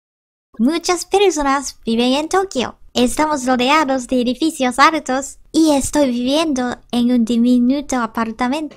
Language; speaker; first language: Spanish; non-native, learner; Japanese